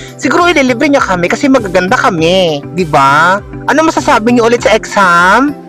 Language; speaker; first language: Filipino; native; Filipino